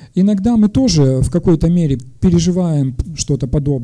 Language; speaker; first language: Russian; native; Russian